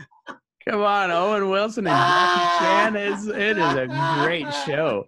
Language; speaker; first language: English; native; English